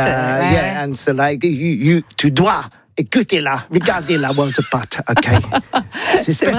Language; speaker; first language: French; non-native, learner; English